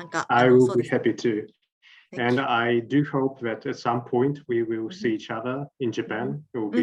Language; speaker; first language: English; non-native, fluent; Russian